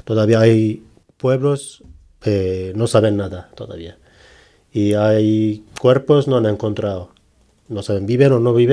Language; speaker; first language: Spanish; non-native, learner; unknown